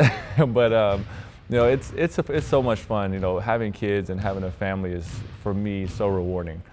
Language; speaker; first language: English; native; English